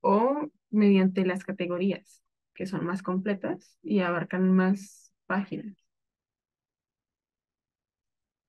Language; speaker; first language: Spanish; native; Spanish